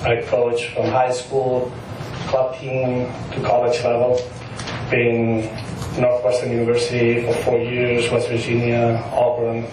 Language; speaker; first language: English; non-native, fluent; Spanish